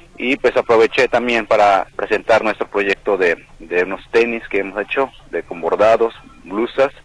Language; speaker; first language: Spanish; non-native, local second language; Nahuatl languages